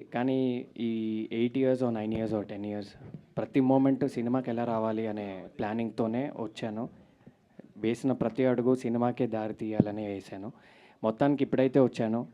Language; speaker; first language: Telugu; native; Telugu